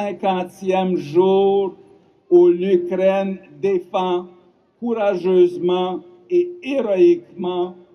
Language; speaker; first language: French; non-native, local second language; Ukrainian